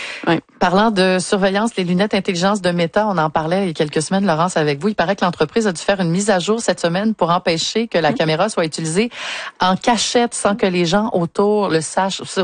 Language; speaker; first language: French; native; French